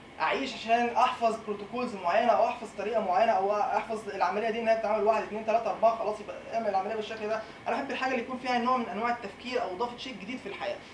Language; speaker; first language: Arabic; native; Arabic